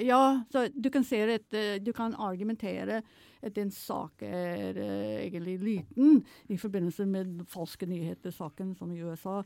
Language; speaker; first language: Norwegian; non-native, fluent; English